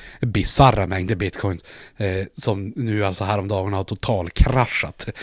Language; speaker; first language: Swedish; native; Swedish